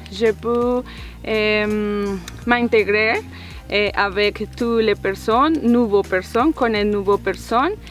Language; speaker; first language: French; non-native, learner; Spanish